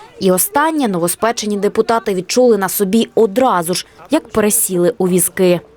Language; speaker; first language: Ukrainian; native; Ukrainian